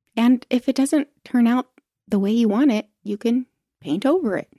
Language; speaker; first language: English; native; English